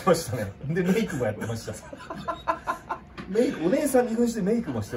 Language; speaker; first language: Japanese; native; Japanese